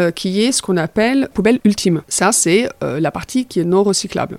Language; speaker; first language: French; non-native, fluent; German